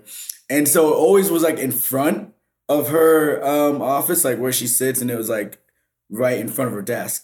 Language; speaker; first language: English; native; English